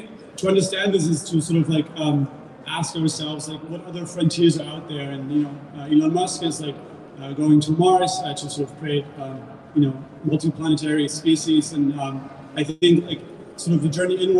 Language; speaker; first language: English; non-native, fluent; German